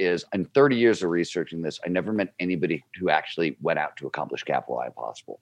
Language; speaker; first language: English; native; English